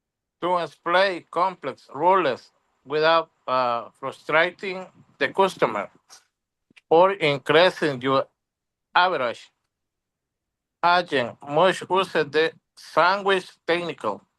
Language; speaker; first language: English; non-native, learner; Spanish